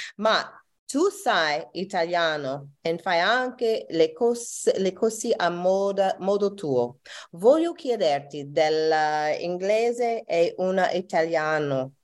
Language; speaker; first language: Italian; non-native, learner; English